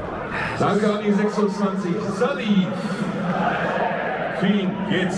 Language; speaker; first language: German; native; German